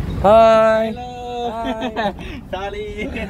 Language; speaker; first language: English; non-native, learner; Korean